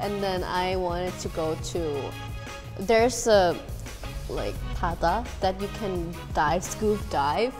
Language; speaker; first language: English; non-native, fluent; Thai